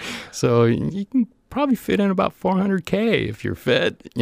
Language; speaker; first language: English; native; English